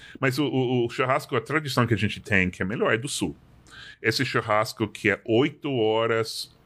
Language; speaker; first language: Portuguese; non-native, fluent; English